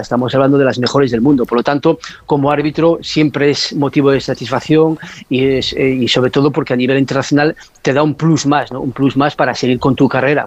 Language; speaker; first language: Spanish; native; Spanish